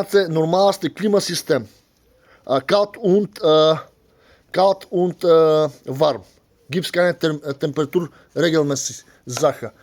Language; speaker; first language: German; non-native, learner; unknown